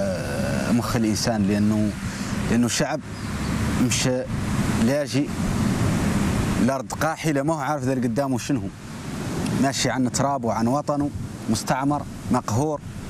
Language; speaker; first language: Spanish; non-native, learner; Arabic